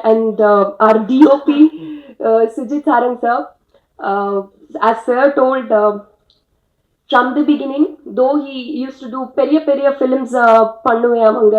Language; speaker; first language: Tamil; non-native, learner; Telugu